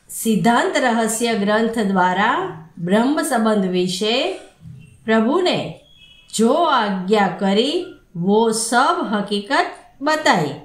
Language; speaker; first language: Hindi; non-native, local second language; Gujarati